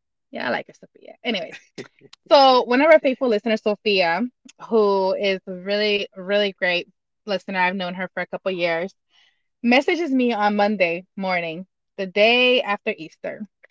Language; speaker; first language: English; early bilingual, other home language; Spanish